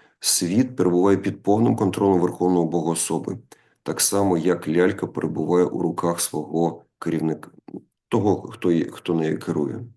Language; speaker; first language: Ukrainian; non-native, local second language; Russian